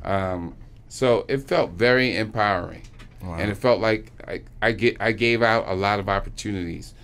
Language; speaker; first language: English; native; English